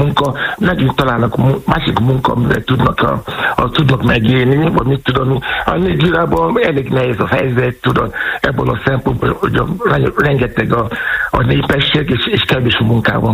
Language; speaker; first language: Hungarian; non-native, fluent; Yoruba